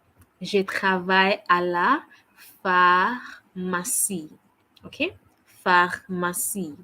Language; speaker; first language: French; non-native, fluent; English